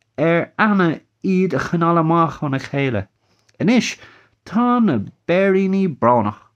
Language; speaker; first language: Irish; non-native, local second language; English